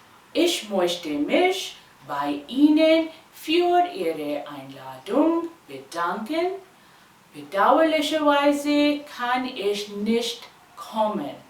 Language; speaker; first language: German; non-native, fluent; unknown